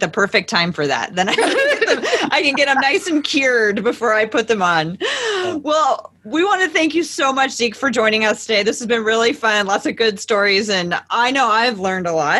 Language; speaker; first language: English; native; English